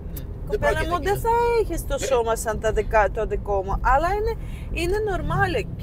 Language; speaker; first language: Greek; non-native, fluent; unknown